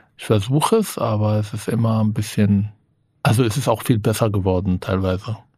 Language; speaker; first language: German; non-native, fluent; Arabic